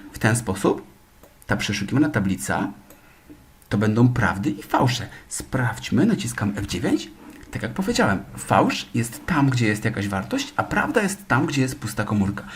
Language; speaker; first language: Polish; native; Polish